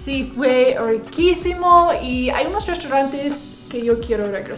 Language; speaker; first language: Spanish; non-native, learner; English